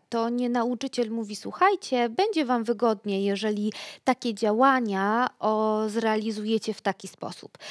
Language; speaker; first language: Polish; native; Polish